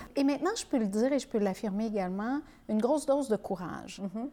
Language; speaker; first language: French; native; French